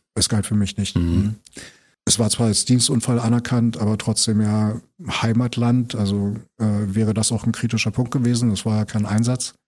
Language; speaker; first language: German; native; German